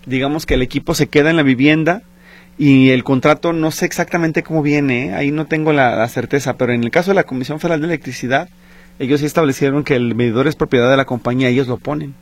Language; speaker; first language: Spanish; native; Spanish